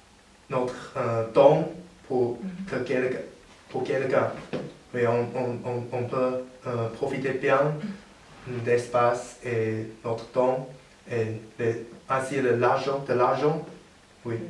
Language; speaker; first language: French; non-native, learner; Chinese